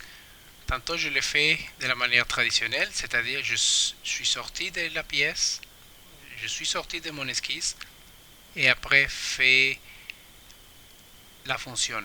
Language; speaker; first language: French; non-native, fluent; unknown